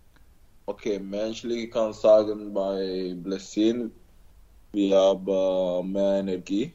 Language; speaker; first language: German; non-native, learner; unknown